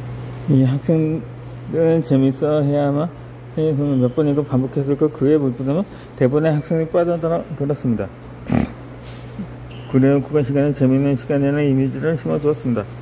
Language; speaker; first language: Korean; native; Korean